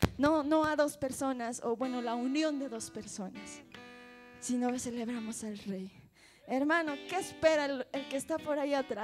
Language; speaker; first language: Spanish; native; Spanish